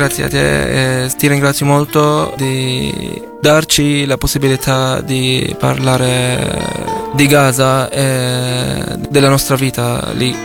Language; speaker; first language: Italian; non-native, fluent; Arabic